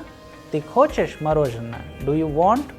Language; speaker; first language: Russian; non-native, fluent; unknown